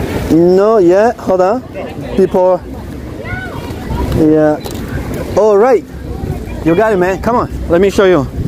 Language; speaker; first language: English; non-native, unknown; Portuguese